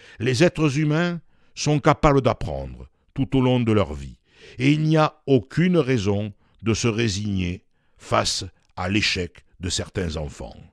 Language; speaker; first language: French; native; French